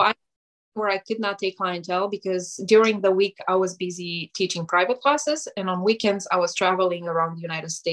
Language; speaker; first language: English; non-native, fluent; Romanian